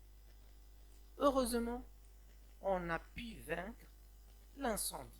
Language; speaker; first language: French; non-native, local second language; Arabic